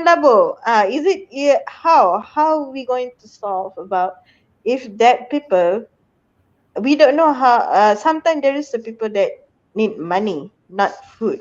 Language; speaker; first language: English; non-native, fluent; Malay